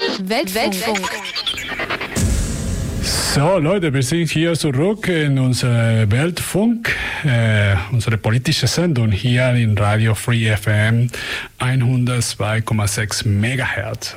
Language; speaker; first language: German; non-native, learner; Spanish